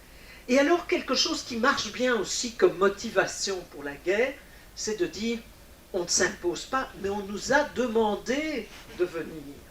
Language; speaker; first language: French; native; French